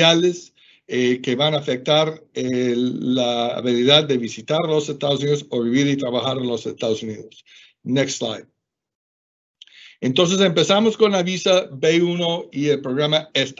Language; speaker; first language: Spanish; non-native, fluent; English